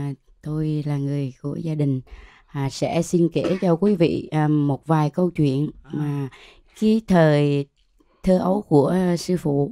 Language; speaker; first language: Vietnamese; native; Vietnamese